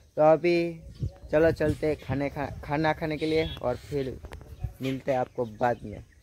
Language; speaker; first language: Hindi; non-native, local second language; Gujarati